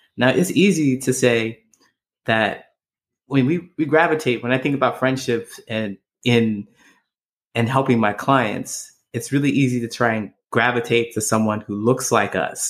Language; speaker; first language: English; native; English